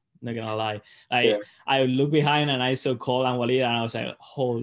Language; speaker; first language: English; non-native, fluent; Spanish